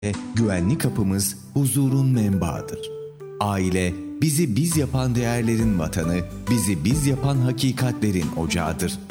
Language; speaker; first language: Turkish; native; Turkish